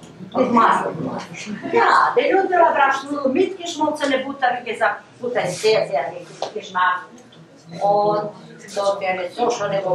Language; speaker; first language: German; non-native, fluent; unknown